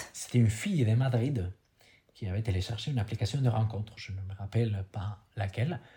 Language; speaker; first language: French; non-native, fluent; Spanish